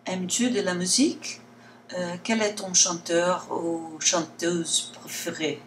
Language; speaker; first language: French; non-native, learner; Portuguese